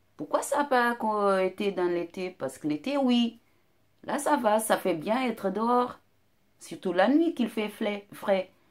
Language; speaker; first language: French; non-native, fluent; Portuguese